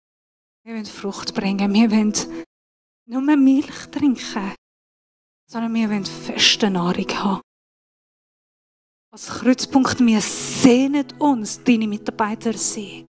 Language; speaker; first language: German; non-native, fluent; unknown